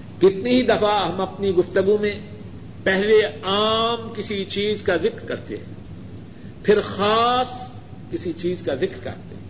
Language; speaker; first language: Urdu; non-native, local second language; Punjabi